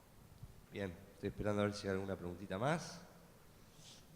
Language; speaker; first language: Spanish; native; Spanish